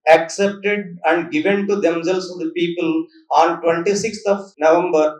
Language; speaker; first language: English; non-native, local second language; Telugu